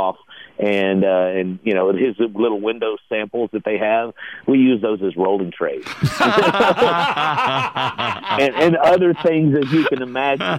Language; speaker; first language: English; native; English